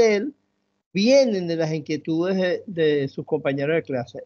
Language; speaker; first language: Spanish; native; Spanish